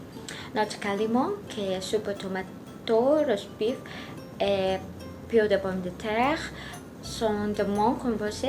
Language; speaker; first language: French; non-native, learner; Indonesian